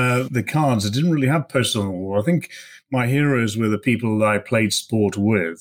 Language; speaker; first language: English; native; English